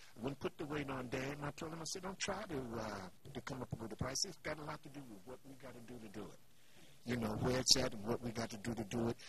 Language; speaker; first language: English; native; English